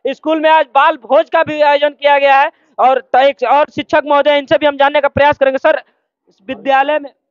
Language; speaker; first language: Hindi; native; Hindi